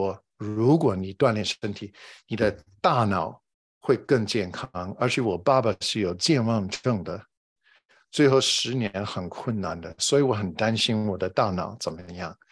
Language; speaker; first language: Chinese; non-native, fluent; English